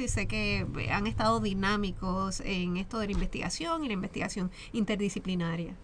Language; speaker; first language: Spanish; native; Spanish